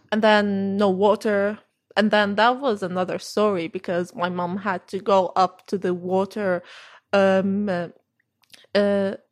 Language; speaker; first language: English; non-native, fluent; Arabic